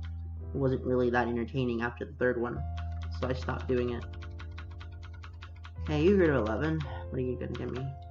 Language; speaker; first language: English; native; English